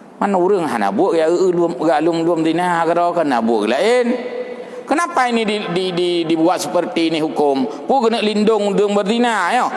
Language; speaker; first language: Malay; non-native, local second language; Achinese